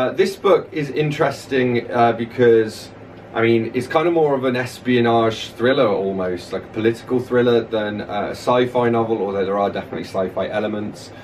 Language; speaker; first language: English; native; English